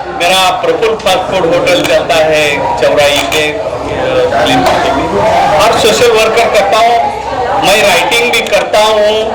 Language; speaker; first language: Hindi; non-native, local second language; Marathi